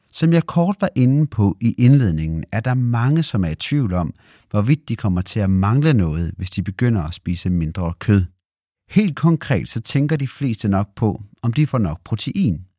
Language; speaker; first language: Danish; native; Danish